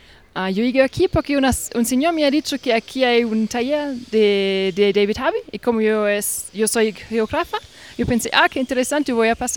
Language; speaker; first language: Spanish; non-native, fluent; German